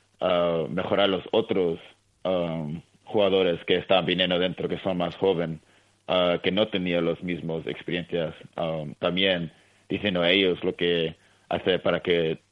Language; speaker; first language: Spanish; early bilingual, heritage; Spanish